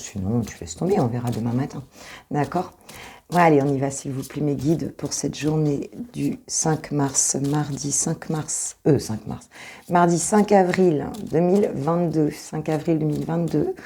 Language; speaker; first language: French; native; French